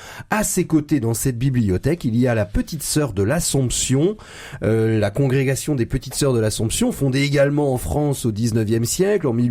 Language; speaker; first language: French; native; French